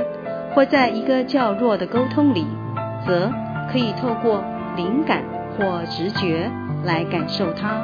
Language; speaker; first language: Chinese; native; Chinese